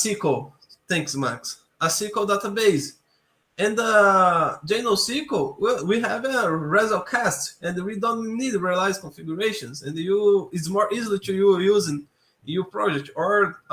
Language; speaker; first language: English; non-native, learner; Portuguese